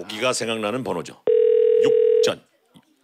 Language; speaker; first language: Korean; native; Korean